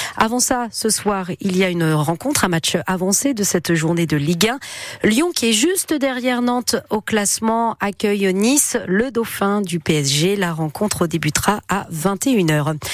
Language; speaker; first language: French; native; French